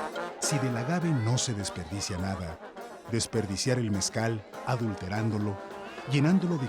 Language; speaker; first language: Spanish; native; Spanish